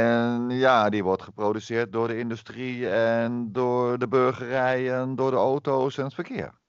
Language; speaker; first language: Dutch; native; Dutch